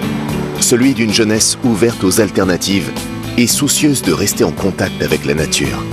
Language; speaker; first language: French; native; French